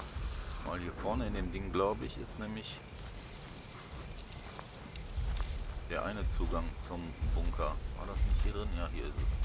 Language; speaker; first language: German; native; German